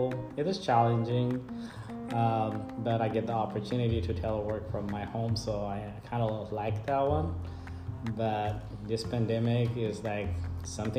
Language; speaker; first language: English; non-native, fluent; Amharic